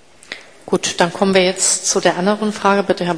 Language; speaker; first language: German; native; German